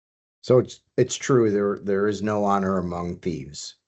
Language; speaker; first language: English; native; English